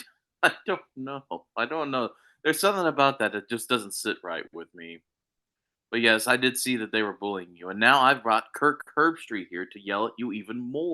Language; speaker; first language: English; native; English